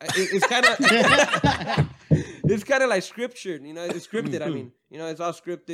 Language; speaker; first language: English; early bilingual, other home language; Spanish